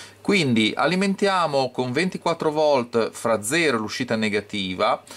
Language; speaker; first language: Italian; native; Italian